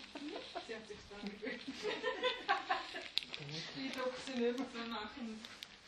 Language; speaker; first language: German; native; German